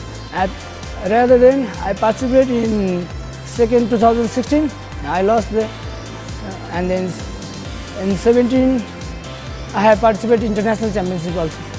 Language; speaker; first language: English; non-native, local second language; Nepali